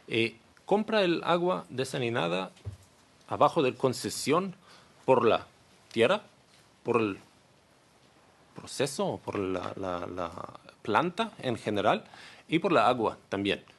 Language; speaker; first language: Spanish; non-native, learner; Hebrew